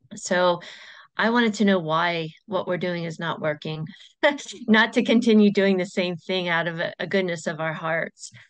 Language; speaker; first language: English; native; English